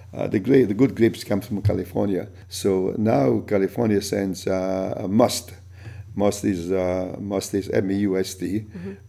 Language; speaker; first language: English; non-native, fluent; Italian